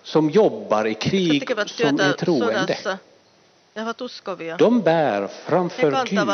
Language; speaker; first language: Swedish; non-native, fluent; Finnish